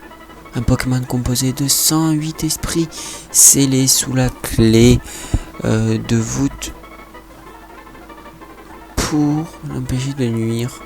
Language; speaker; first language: French; native; French